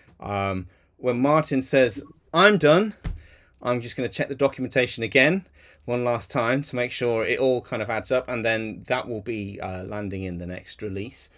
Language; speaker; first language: English; native; English